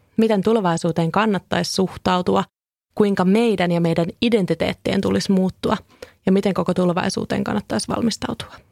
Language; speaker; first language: Finnish; native; Finnish